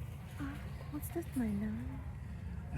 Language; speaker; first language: English; non-native, local second language; Filipino